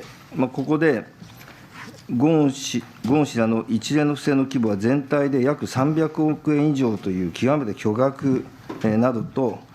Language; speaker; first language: Japanese; native; Japanese